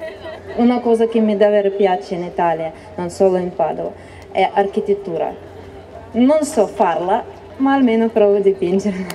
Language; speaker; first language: Italian; non-native, learner; Russian